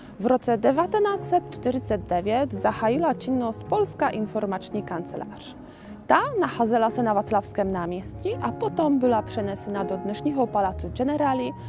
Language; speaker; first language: Czech; non-native, fluent; Polish